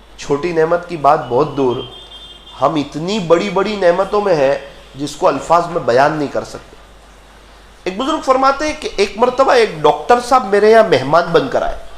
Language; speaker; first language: Urdu; non-native, local second language; Gujarati